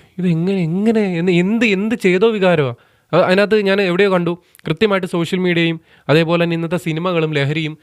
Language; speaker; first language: Malayalam; native; Malayalam